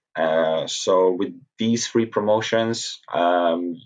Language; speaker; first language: English; non-native, fluent; Hungarian